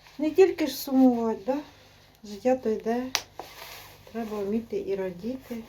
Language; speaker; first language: Ukrainian; non-native, local second language; Russian